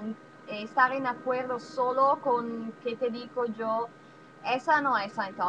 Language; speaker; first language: Spanish; non-native, learner; Italian